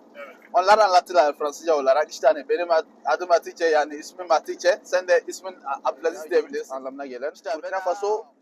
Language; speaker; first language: Turkish; non-native, fluent; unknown